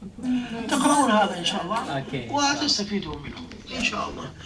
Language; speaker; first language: Arabic; native; Arabic